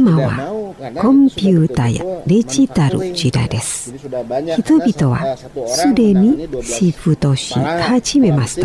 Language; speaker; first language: Japanese; non-native, fluent; Indonesian